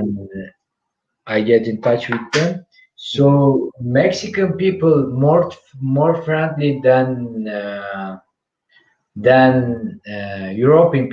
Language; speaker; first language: English; non-native, fluent; Turkish